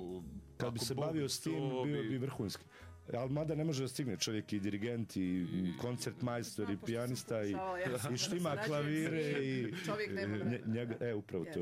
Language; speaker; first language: Serbian; native; Serbian